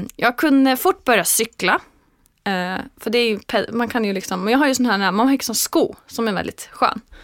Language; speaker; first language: Swedish; non-native, fluent; Icelandic